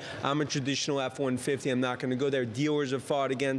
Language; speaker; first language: English; native; English